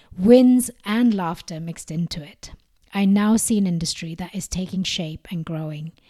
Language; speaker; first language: English; non-native, local second language; Malayalam